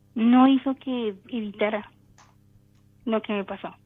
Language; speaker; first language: Spanish; native; Spanish